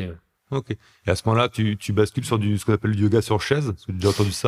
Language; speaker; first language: French; native; French